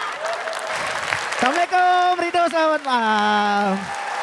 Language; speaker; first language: Indonesian; native; Indonesian